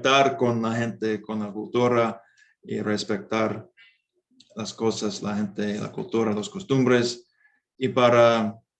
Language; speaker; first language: Spanish; non-native, fluent; English